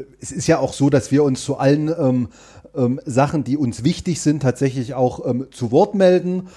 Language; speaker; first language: German; native; German